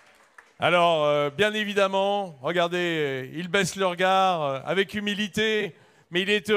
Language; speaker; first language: French; native; French